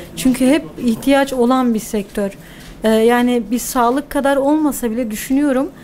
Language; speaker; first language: Turkish; native; Turkish